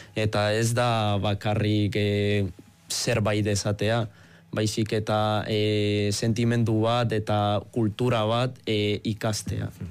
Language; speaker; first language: Basque; non-native, fluent; Spanish